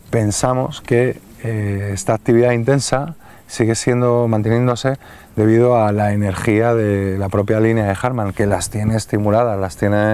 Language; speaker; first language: Spanish; native; Spanish